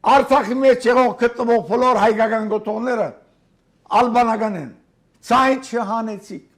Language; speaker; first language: Armenian; early bilingual, heritage; Armenian